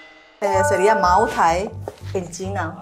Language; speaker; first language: Spanish; non-native, learner; Korean